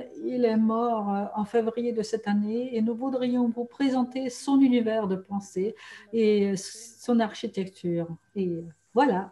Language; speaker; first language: French; non-native, fluent; German